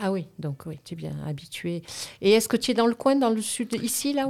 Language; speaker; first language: French; native; French